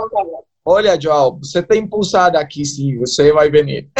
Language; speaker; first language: Portuguese; non-native, learner; Spanish